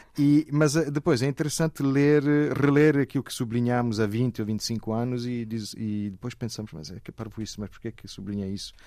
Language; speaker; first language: Portuguese; non-native, fluent; Italian